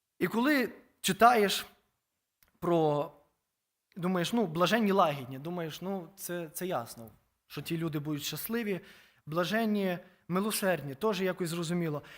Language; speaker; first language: Ukrainian; native; Ukrainian